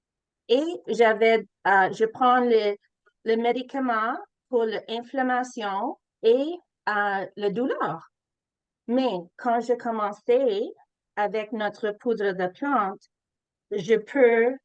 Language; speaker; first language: French; non-native, learner; English